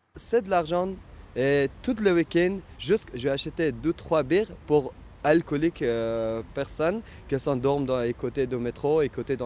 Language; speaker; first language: French; non-native, learner; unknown